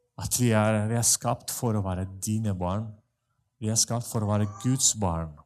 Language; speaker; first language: Norwegian; non-native, fluent; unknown